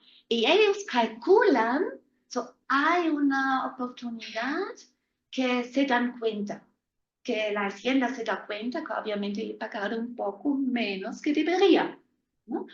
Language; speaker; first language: Spanish; non-native, fluent; German